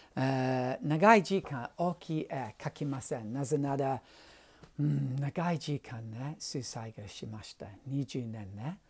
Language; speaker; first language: Japanese; non-native, learner; English